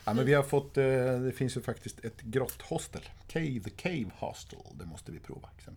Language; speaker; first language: Swedish; native; Swedish